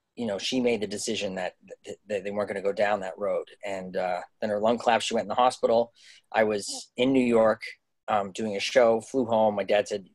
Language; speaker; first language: English; native; English